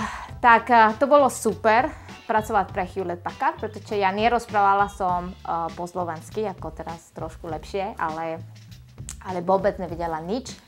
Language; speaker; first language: Slovak; non-native, learner; Spanish